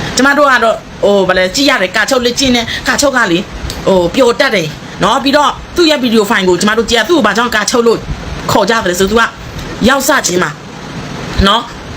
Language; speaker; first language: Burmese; non-native, local second language; S'gaw Karen